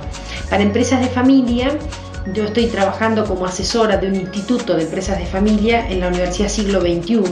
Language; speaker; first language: Spanish; native; Spanish